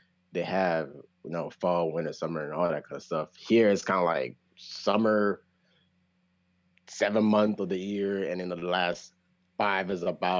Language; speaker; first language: English; early bilingual, other home language; Japanese